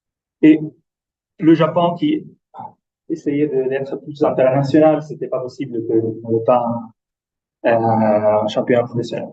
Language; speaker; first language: French; non-native, fluent; Italian